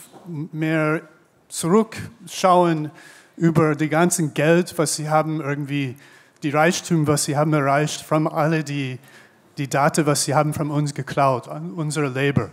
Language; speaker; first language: German; non-native, fluent; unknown